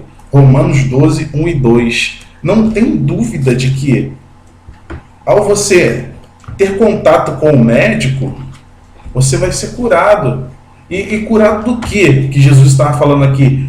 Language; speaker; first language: Portuguese; native; Portuguese